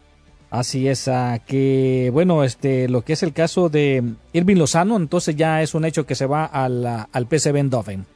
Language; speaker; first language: Spanish; native; Spanish